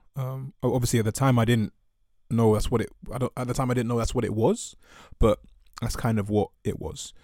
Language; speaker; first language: English; native; English